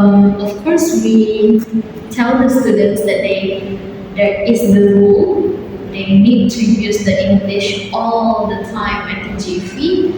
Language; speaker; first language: English; non-native, fluent; Indonesian